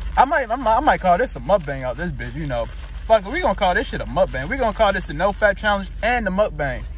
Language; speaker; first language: English; native; English